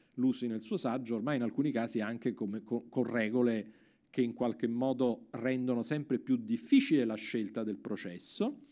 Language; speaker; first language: Italian; native; Italian